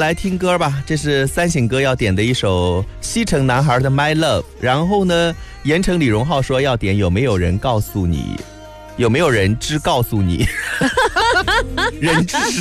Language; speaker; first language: Chinese; non-native, local second language; Wu Chinese